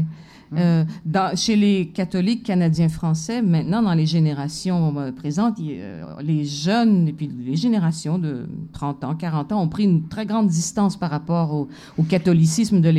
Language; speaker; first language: French; native; French